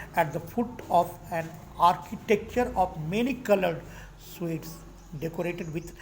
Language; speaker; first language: English; non-native, local second language; Hindi